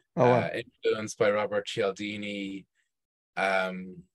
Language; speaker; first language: English; native; English